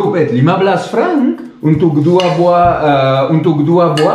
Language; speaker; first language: Indonesian; non-native, learner; Swiss German